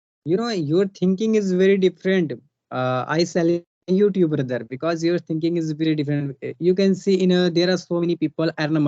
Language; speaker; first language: English; non-native, learner; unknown